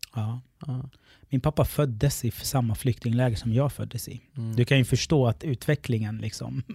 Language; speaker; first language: Swedish; early bilingual, other home language; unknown